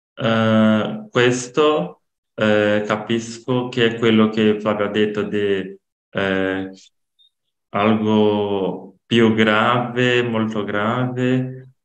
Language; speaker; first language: Italian; non-native, learner; Portuguese